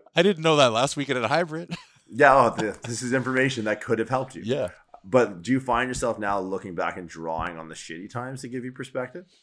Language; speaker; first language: English; native; English